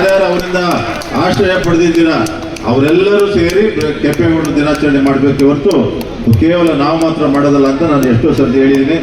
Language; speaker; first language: Kannada; native; Kannada